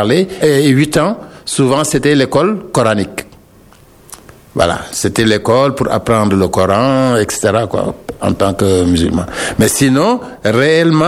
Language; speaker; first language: French; non-native, local second language; Wolof